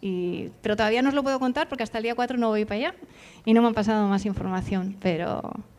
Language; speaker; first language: Spanish; native; Spanish